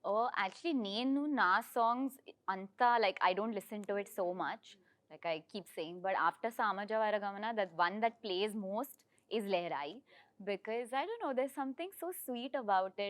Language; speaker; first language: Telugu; non-native, learner; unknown